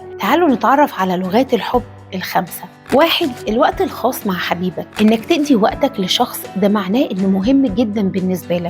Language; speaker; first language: Arabic; native; Arabic